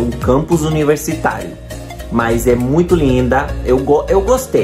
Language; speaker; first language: Portuguese; non-native, fluent; Spanish